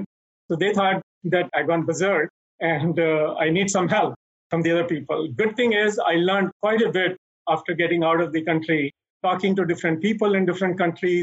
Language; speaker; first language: English; non-native, local second language; Hindi